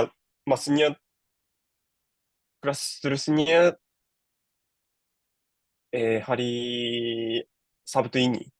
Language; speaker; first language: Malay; non-native, learner; Japanese